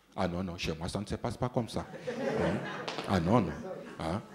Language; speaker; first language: French; non-native, local second language; Luba-Lulua